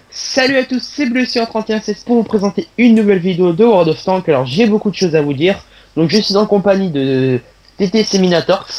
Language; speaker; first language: French; native; French